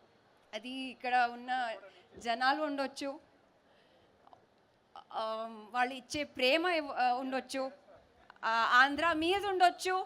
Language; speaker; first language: Telugu; non-native, learner; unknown